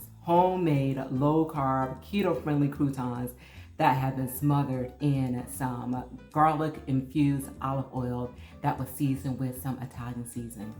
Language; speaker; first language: English; native; English